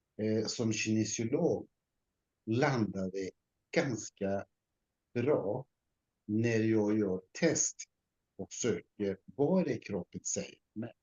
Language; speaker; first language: Swedish; non-native, learner; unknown